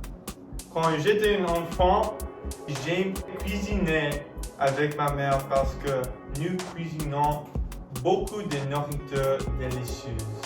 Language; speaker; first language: French; non-native, learner; English